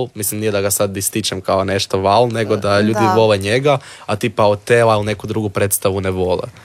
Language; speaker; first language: Serbian; native; Serbian